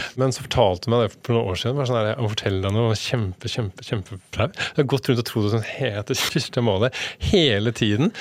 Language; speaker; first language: Norwegian; native; Norwegian